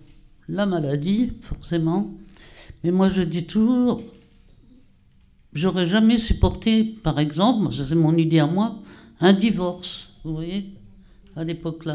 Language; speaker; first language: French; native; French